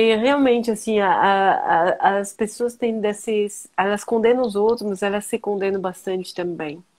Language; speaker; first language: Portuguese; non-native, fluent; French